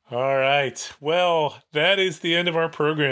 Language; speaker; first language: English; native; English